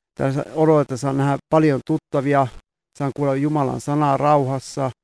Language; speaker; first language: Finnish; early bilingual, heritage; Finnish